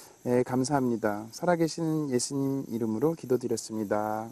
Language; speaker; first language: Korean; non-native, fluent; English